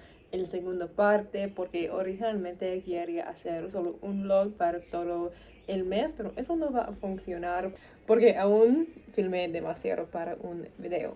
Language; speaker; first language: Spanish; non-native, learner; English